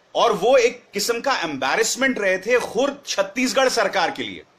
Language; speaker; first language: Hindi; native; Hindi